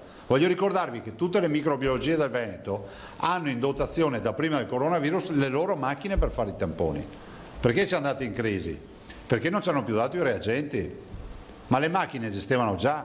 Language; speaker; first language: Italian; native; Italian